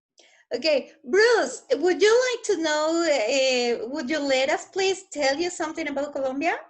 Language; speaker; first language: English; non-native, fluent; Spanish